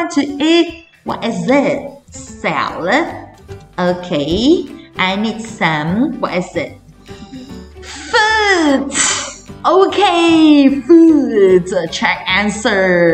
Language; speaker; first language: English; non-native, fluent; Chinese